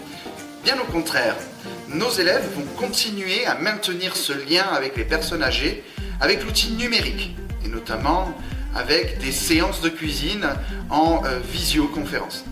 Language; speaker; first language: French; native; French